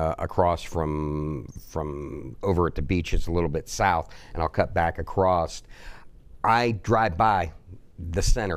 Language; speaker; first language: English; native; English